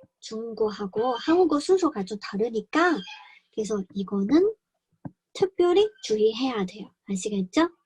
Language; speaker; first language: Korean; non-native, fluent; Chinese